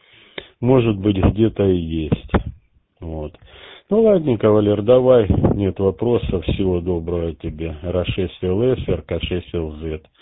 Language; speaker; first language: Russian; native; Russian